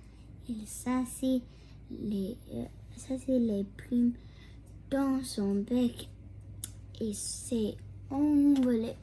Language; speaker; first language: French; non-native, local second language; English